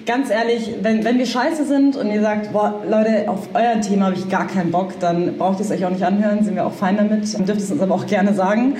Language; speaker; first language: German; native; German